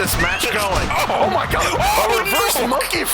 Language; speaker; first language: English; native; English